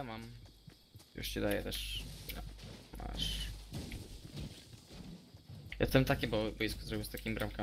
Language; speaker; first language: Polish; native; Polish